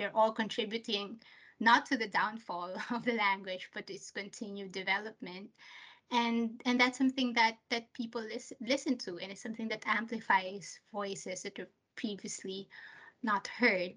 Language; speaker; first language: English; non-native, local second language; Filipino